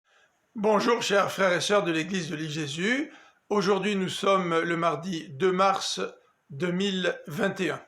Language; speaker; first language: French; native; French